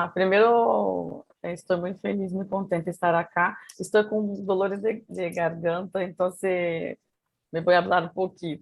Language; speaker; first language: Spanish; non-native, learner; Portuguese